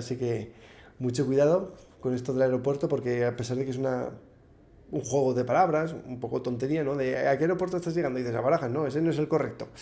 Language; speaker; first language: Spanish; native; Spanish